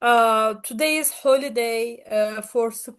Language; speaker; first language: English; non-native, learner; Turkish